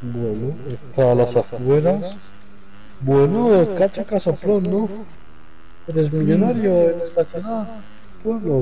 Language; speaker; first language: Spanish; native; Spanish